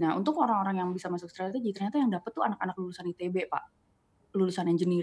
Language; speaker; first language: Indonesian; native; Indonesian